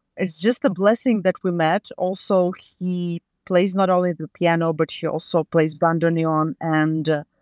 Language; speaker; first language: English; non-native, fluent; Latvian